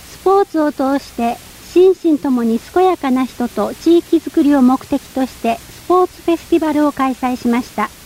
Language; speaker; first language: Japanese; native; Japanese